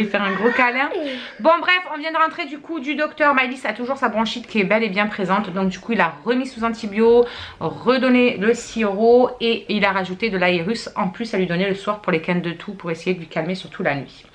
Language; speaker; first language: French; native; French